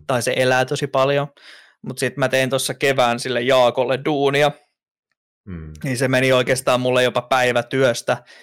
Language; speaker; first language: Finnish; native; Finnish